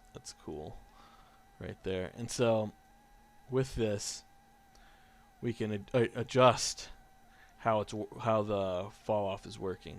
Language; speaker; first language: English; native; English